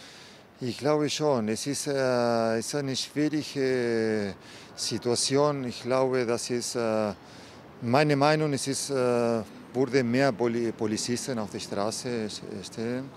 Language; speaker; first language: German; non-native, fluent; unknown